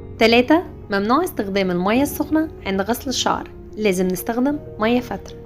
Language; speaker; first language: Arabic; native; Arabic